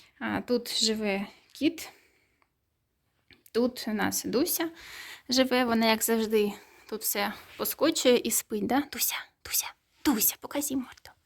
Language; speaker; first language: Ukrainian; native; Ukrainian